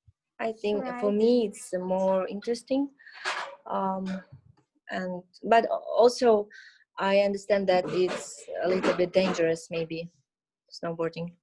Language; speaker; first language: English; non-native, learner; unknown